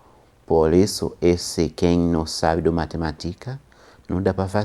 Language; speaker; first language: Portuguese; non-native, learner; Haitian Creole